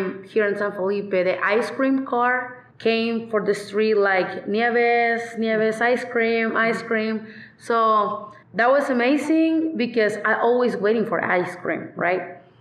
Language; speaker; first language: English; non-native, learner; Spanish